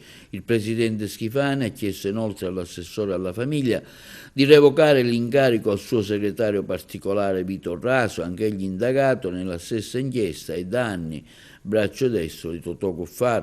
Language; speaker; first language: Italian; native; Italian